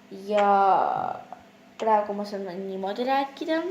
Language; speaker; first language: Estonian; non-native, local second language; Russian